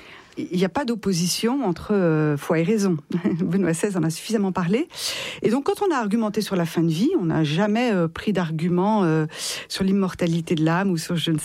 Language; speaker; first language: French; native; French